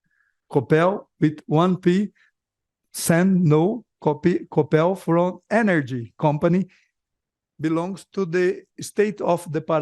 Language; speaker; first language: English; non-native, learner; Portuguese